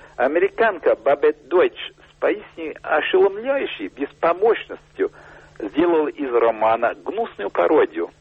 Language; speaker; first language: Russian; non-native, fluent; English